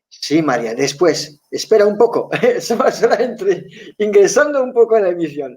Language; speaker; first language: Spanish; non-native, fluent; Basque